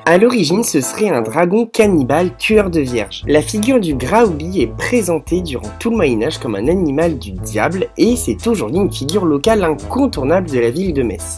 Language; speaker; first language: French; native; French